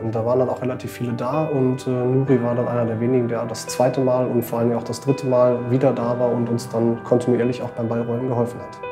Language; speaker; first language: German; native; German